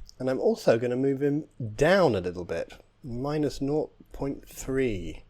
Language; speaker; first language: English; native; English